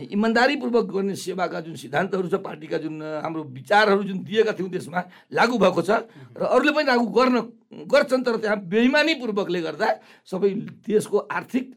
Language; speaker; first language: Nepali; non-native, local second language; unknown